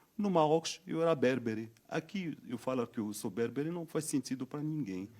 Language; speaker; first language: Portuguese; non-native, fluent; Berber languages